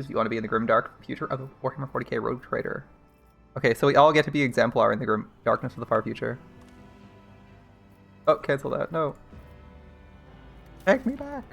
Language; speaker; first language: English; native; English